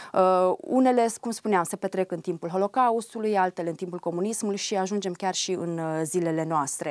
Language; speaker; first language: Romanian; native; Romanian